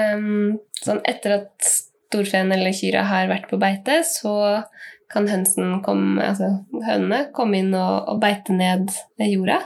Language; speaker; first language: Norwegian; native; Norwegian